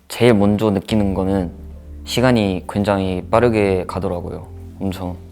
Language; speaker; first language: Korean; non-native, fluent; Chinese